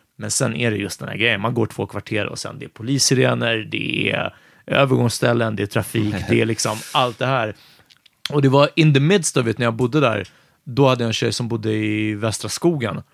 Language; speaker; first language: Swedish; native; Swedish